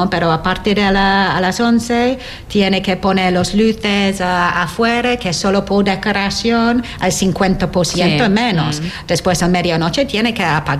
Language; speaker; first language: Spanish; non-native, learner; English